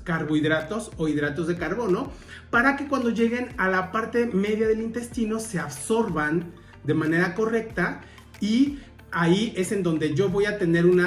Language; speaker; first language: Spanish; native; Spanish